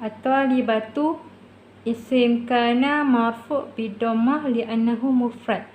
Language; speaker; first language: Arabic; non-native, learner; Malay